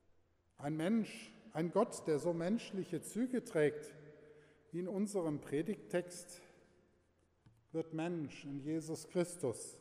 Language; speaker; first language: German; native; German